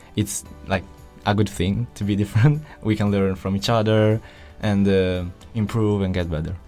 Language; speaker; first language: English; non-native, fluent; Italian